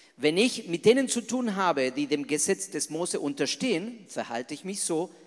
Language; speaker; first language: German; non-native, fluent; Spanish